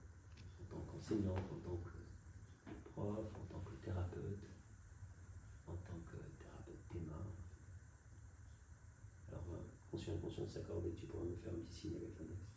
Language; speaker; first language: French; native; French